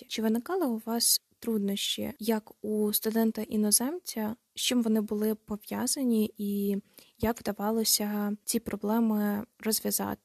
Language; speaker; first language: Ukrainian; native; Ukrainian